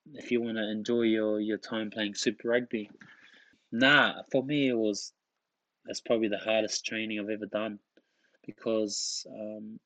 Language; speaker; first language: English; early bilingual, other home language; Tongan